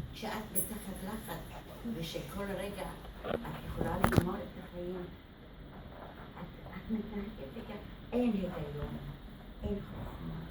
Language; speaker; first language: Hebrew; non-native, fluent; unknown